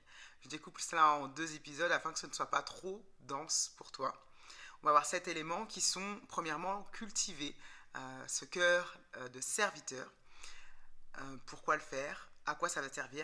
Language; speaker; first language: French; native; French